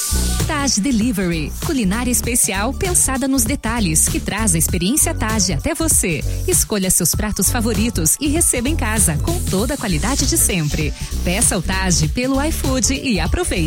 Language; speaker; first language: Portuguese; native; Portuguese